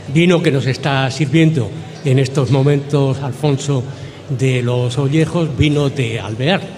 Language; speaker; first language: Spanish; native; Spanish